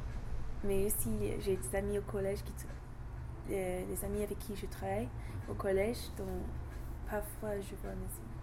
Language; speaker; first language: French; non-native, learner; English